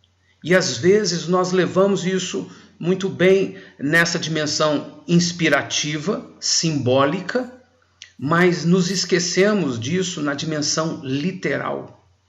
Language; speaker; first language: Portuguese; native; Portuguese